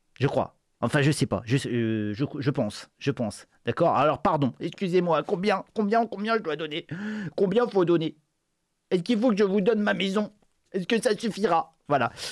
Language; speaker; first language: French; native; French